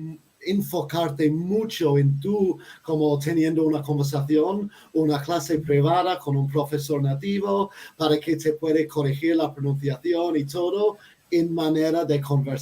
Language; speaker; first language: Spanish; non-native, fluent; English